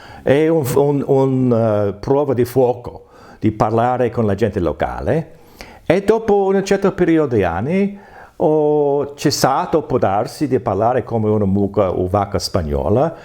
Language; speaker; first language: Italian; non-native, fluent; English